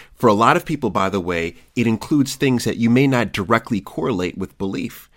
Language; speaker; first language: English; native; English